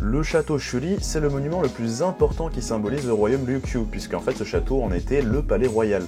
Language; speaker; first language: French; native; French